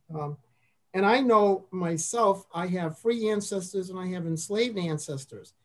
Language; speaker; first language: English; native; English